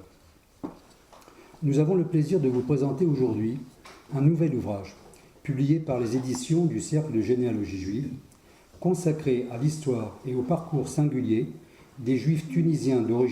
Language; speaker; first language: French; native; French